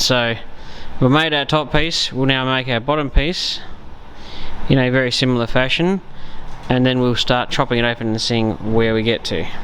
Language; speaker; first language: English; native; English